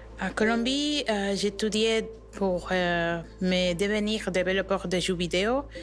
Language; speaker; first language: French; non-native, learner; Spanish